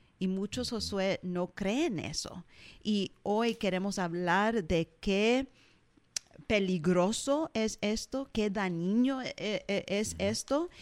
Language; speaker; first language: Spanish; early bilingual, heritage; English